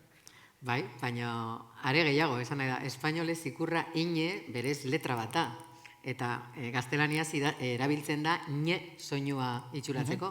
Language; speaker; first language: Basque; native; Basque